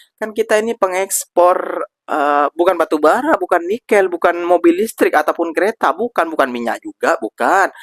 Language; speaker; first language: Indonesian; native; Indonesian